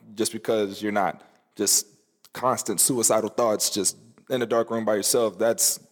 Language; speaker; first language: English; native; English